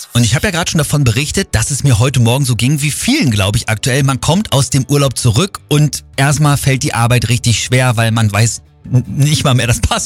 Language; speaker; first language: German; native; German